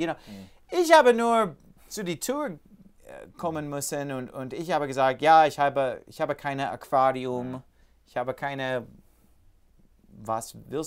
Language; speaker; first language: German; non-native, learner; English